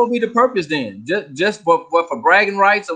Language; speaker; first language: English; native; English